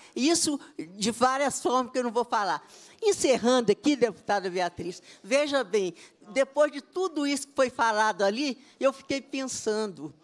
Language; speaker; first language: Portuguese; native; Portuguese